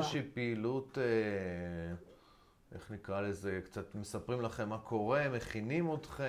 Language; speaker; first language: Hebrew; native; Hebrew